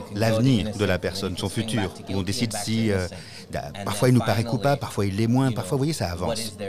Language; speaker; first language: French; non-native, fluent; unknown